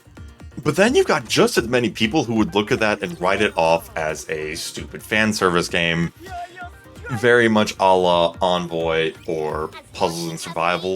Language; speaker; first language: English; native; English